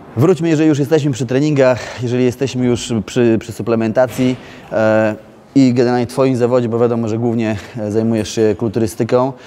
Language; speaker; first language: Polish; native; Polish